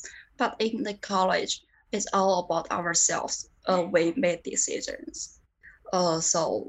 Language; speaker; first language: English; non-native, learner; Chinese